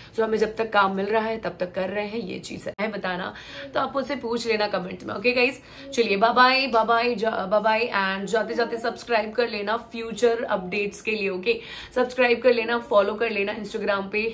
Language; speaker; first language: Hindi; non-native, local second language; Gujarati